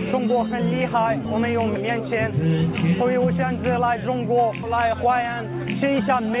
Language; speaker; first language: Chinese; non-native, learner; French